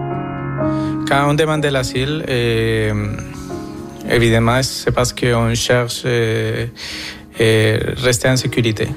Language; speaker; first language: French; non-native, fluent; Spanish